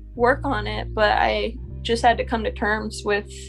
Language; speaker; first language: English; native; English